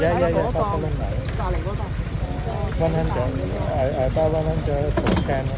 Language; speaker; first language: English; non-native, learner; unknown